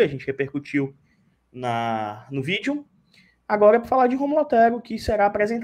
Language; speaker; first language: Portuguese; native; Portuguese